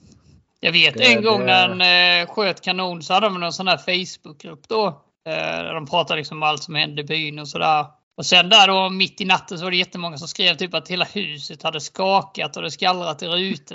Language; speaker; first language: Swedish; native; Swedish